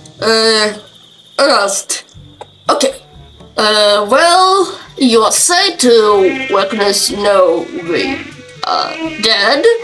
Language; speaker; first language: English; non-native, learner; Ukrainian